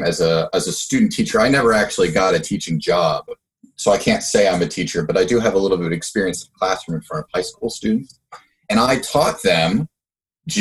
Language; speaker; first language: English; native; English